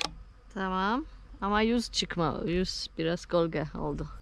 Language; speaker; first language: Turkish; non-native, learner; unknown